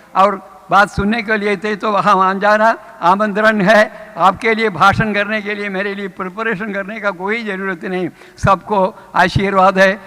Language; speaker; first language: Hindi; non-native, local second language; Malayalam